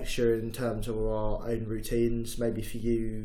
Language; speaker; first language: English; native; English